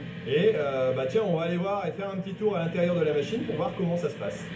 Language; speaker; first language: French; native; French